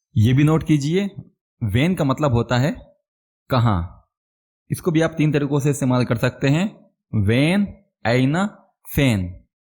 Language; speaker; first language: Hindi; native; Hindi